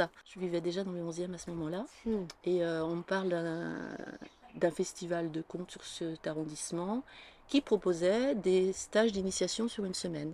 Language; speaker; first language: French; native; French